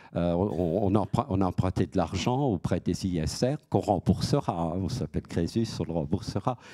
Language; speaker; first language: French; native; French